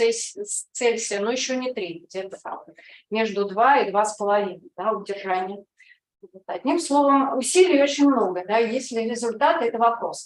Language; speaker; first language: Russian; native; Russian